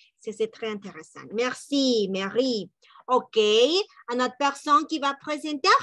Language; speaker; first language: French; non-native, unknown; Spanish